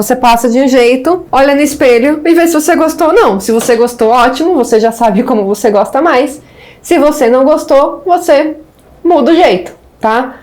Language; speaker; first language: Portuguese; native; Portuguese